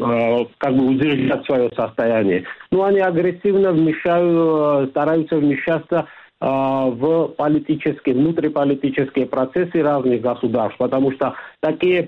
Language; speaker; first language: Russian; non-native, local second language; Georgian